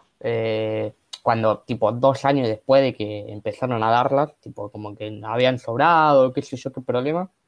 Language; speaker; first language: Spanish; native; Spanish